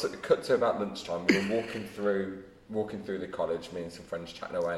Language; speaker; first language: English; native; English